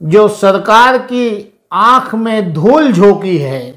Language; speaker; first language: Hindi; non-native, local second language; Urdu